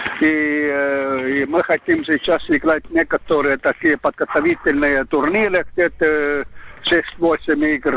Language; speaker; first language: Russian; non-native, learner; Estonian